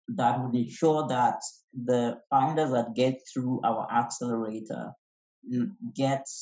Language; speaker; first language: English; non-native, local second language; Kikuyu